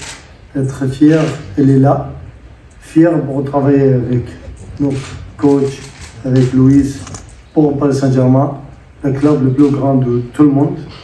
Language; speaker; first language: French; non-native, learner; Arabic